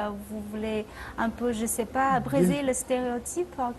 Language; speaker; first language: French; non-native, fluent; Chinese